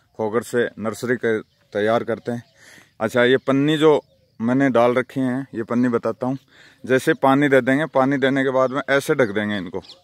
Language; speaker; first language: Hindi; native; Hindi